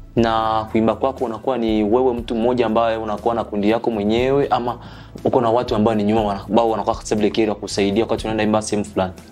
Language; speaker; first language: Swahili; native; Swahili